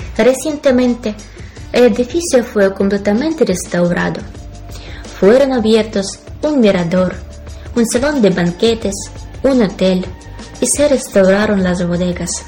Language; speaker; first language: Spanish; non-native, fluent; Ukrainian